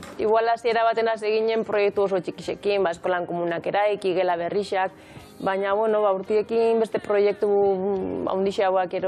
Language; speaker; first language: Basque; native; Basque